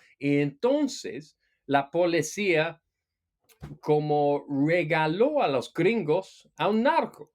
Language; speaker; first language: Spanish; non-native, fluent; English